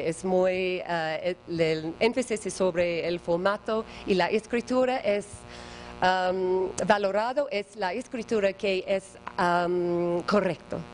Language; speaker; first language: Spanish; non-native, learner; English